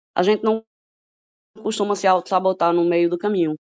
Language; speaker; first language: Portuguese; native; Portuguese